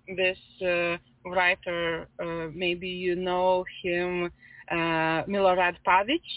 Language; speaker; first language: English; non-native, fluent; Lithuanian